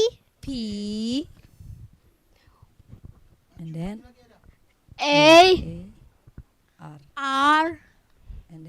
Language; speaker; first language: English; non-native, learner; Indonesian